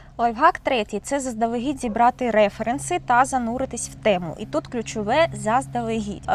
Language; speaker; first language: Ukrainian; native; Ukrainian